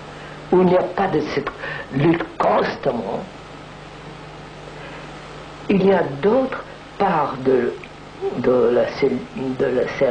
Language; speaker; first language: French; non-native, fluent; Telugu